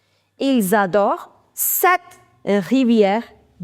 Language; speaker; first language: French; non-native, fluent; Hindi